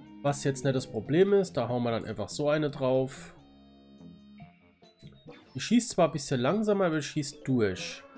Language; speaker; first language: German; native; German